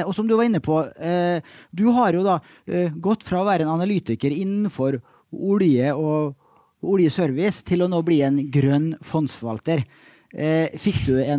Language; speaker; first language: Norwegian; native; Norwegian